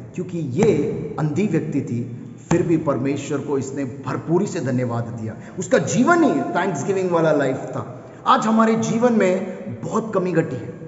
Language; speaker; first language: Hindi; non-native, local second language; Kannada